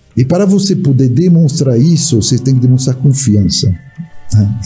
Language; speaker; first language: Portuguese; non-native, fluent; French